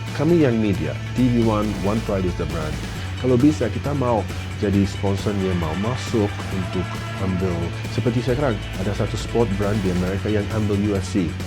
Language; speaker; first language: Indonesian; non-native, fluent; English